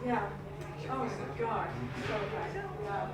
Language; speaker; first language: Dutch; non-native, fluent; English